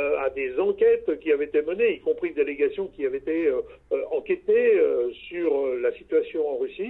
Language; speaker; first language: French; native; French